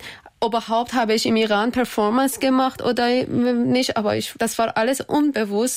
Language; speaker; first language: German; non-native, learner; Persian